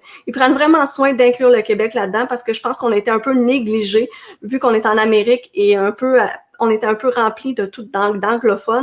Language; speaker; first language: French; native; French